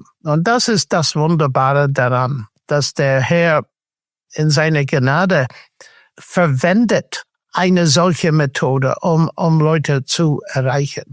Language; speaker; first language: German; non-native, fluent; English